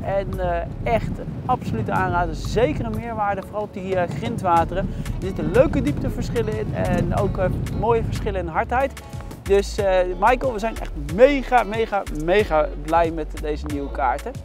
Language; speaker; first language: Dutch; native; Dutch